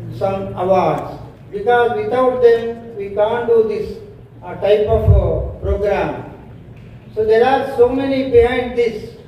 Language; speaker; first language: English; non-native, local second language; Telugu